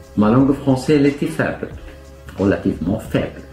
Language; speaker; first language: French; non-native, fluent; Arabic